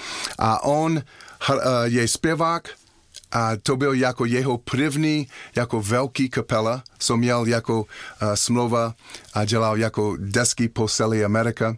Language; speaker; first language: Czech; non-native, learner; English